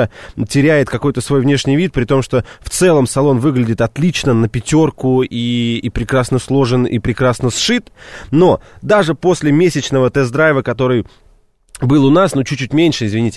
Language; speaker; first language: Russian; native; Russian